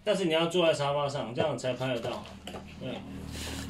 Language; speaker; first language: Chinese; native; Chinese